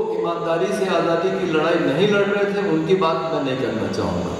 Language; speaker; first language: Hindi; native; Hindi